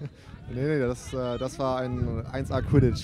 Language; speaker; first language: German; native; German